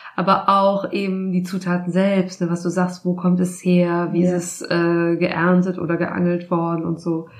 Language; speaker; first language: German; native; German